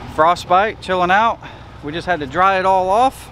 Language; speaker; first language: English; native; English